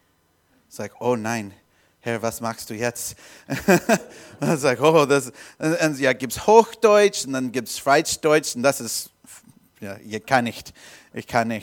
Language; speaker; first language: German; non-native, learner; English